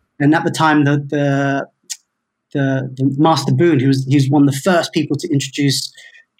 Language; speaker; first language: English; native; English